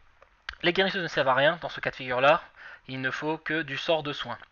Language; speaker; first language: French; native; French